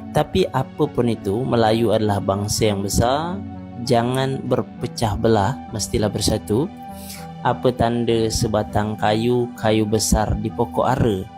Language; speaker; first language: Malay; native; Malay